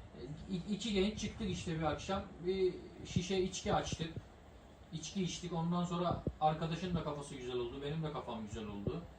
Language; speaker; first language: Turkish; native; Turkish